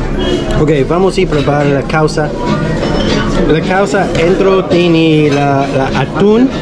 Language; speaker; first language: Spanish; non-native, learner; English